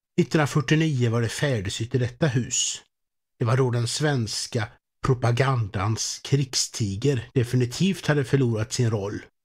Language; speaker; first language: Swedish; native; Swedish